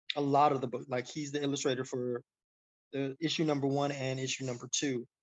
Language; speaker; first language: English; native; English